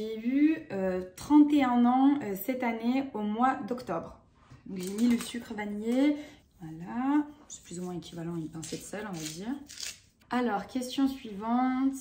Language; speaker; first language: French; native; French